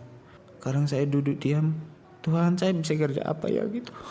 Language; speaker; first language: Indonesian; non-native, local second language; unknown